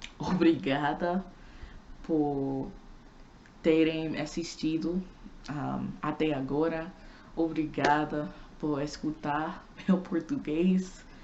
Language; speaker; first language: Portuguese; non-native, learner; English